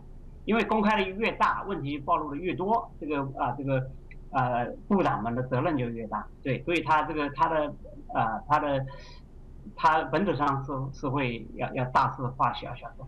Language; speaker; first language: Chinese; native; Chinese